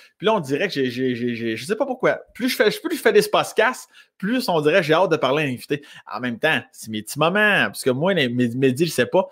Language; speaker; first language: French; native; French